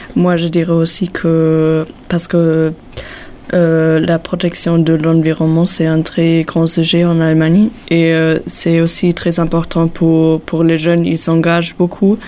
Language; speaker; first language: French; non-native, fluent; German